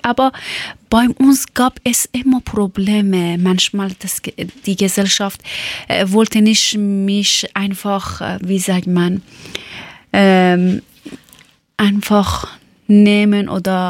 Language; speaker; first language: German; non-native, learner; Persian